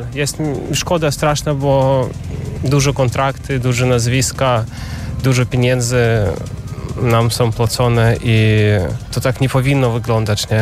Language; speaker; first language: Polish; non-native, fluent; Russian